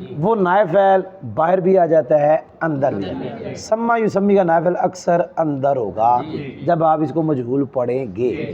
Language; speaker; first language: Urdu; non-native, local second language; Saraiki